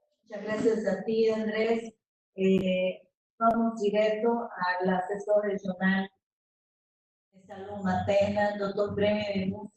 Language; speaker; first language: Spanish; non-native, fluent; Portuguese